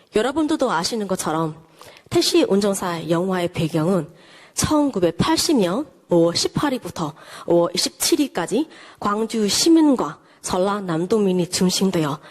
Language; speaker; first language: Korean; non-native, fluent; Burmese